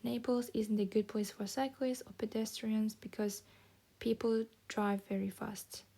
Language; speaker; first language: English; non-native, fluent; Kazakh